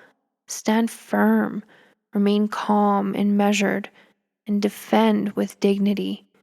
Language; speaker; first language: English; native; English